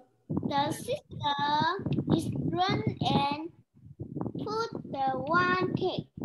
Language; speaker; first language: English; non-native, learner; Vietnamese